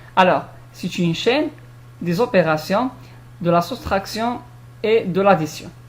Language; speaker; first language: French; non-native, local second language; Arabic